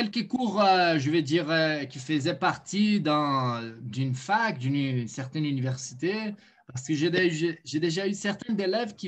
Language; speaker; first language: French; non-native, fluent; Portuguese